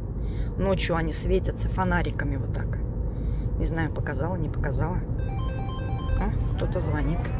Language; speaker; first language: Russian; native; Russian